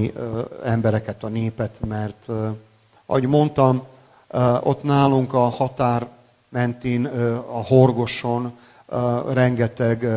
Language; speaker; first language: Hungarian; non-native, local second language; Serbian